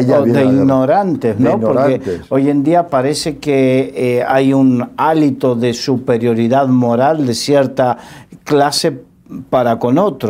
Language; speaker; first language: Spanish; native; Spanish